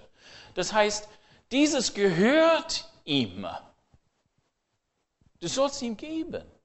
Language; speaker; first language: German; non-native, fluent; English